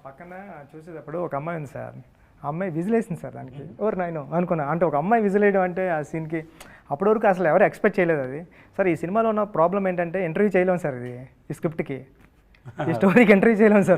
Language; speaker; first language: Telugu; native; Telugu